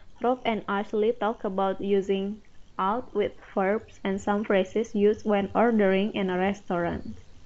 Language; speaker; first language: English; non-native, fluent; Indonesian